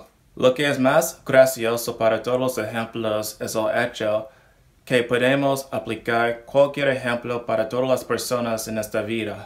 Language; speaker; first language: Spanish; non-native, learner; English